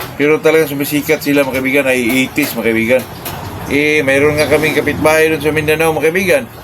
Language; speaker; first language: Filipino; non-native, local second language; Cebuano